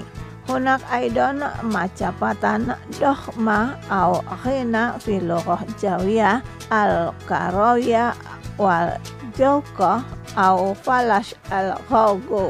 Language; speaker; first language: Arabic; non-native, fluent; Indonesian